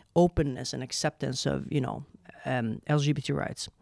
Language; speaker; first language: English; non-native, fluent; Arabic